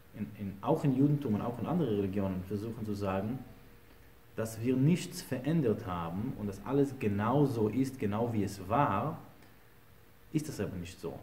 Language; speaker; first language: German; non-native, fluent; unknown